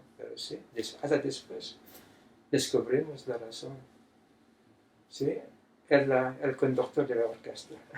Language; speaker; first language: Spanish; non-native, fluent; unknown